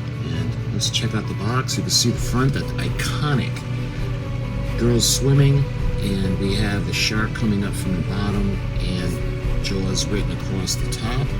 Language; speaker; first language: English; native; English